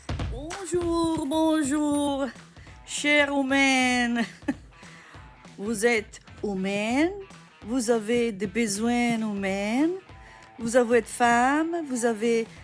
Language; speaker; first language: French; non-native, learner; Italian